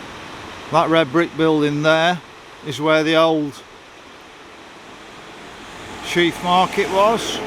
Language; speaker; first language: English; native; English